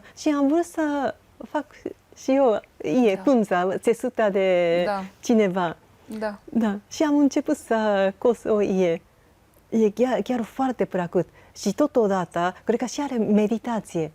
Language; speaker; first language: Romanian; non-native, learner; Japanese